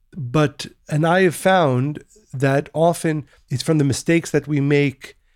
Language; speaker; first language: English; early bilingual, other home language; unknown